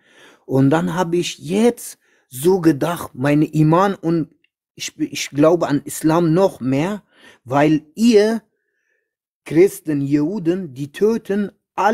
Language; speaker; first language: German; non-native, learner; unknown